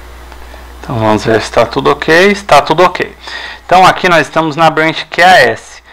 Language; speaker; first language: Portuguese; native; Portuguese